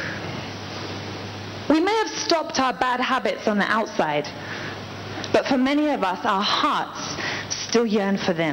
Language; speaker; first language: English; native; English